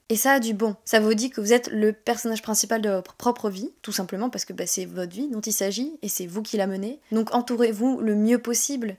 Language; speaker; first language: French; native; French